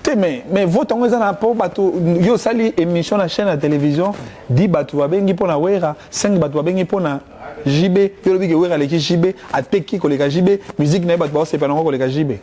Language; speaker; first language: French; non-native, local second language; Lingala